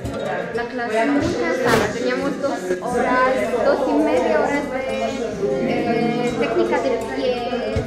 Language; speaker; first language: Spanish; non-native, learner; Polish